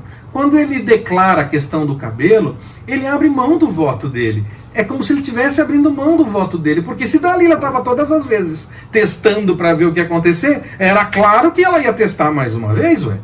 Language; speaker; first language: Portuguese; native; Portuguese